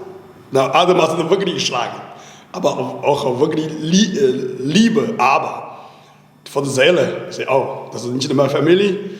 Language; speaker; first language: German; non-native, learner; Chinese